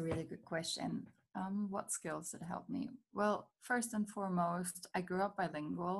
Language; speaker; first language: English; non-native, fluent; German